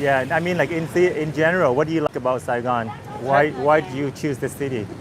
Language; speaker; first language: English; native; English